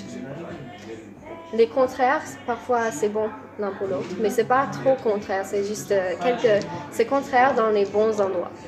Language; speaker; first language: French; non-native, fluent; English